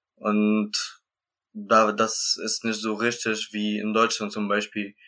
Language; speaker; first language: German; non-native, learner; Arabic